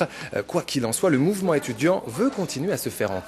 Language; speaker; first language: French; native; French